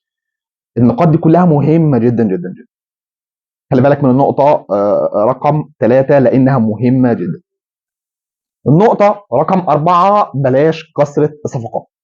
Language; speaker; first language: Arabic; native; Arabic